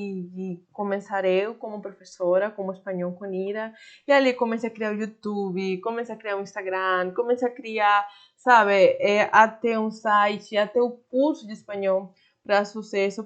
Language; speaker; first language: Portuguese; non-native, fluent; Spanish